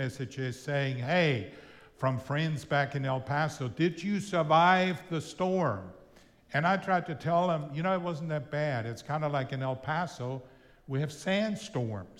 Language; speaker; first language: English; non-native, fluent; German